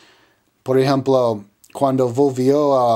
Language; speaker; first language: Spanish; non-native, learner; English